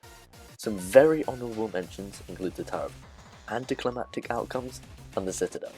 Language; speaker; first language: English; native; English